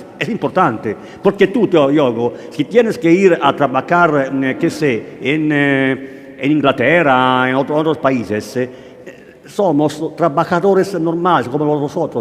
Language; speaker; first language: Spanish; non-native, learner; Italian